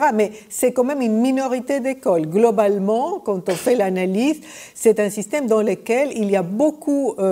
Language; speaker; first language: French; non-native, fluent; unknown